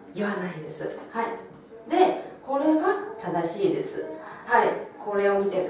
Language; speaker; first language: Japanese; non-native, local second language; Chinese